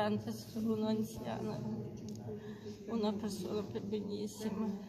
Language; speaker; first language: Italian; non-native, fluent; Ukrainian